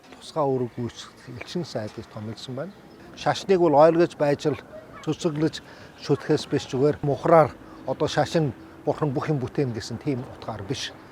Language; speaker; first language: Mongolian; early bilingual, heritage; Mongolian